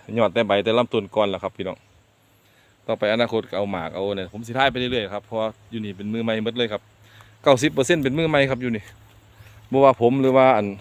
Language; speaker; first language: Thai; non-native, local second language; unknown